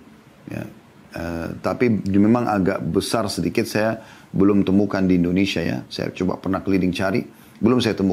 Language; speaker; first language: Indonesian; native; Indonesian